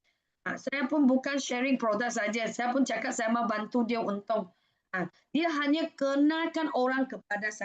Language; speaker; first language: Indonesian; non-native, fluent; Malay